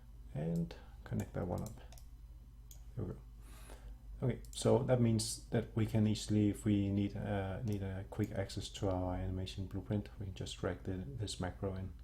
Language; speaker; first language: English; non-native, fluent; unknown